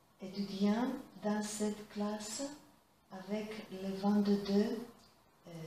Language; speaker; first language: French; non-native, fluent; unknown